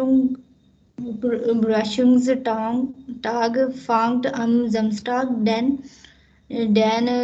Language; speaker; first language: German; non-native, learner; Urdu